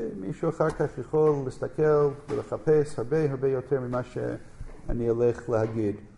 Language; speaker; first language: Hebrew; non-native, fluent; English